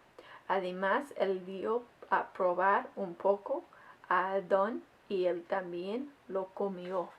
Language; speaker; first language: Spanish; non-native, learner; English